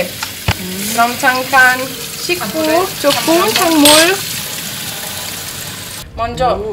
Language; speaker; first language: Korean; non-native, learner; Italian